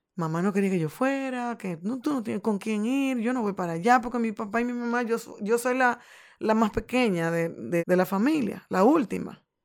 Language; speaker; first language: Spanish; native; Spanish